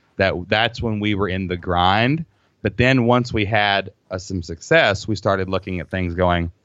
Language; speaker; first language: English; native; English